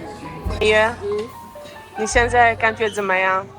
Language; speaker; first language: Chinese; non-native, fluent; Arabic